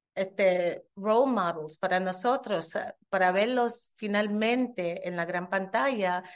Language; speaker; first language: Spanish; early bilingual, heritage; Spanish